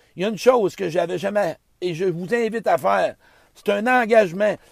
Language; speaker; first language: French; native; French